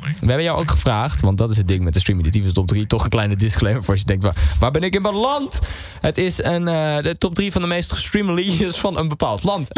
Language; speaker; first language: Dutch; native; Dutch